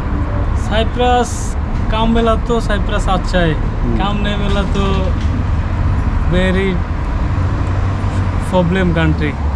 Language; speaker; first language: Hindi; non-native, learner; Bangla